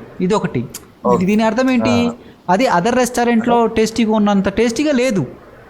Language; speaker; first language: Telugu; native; Telugu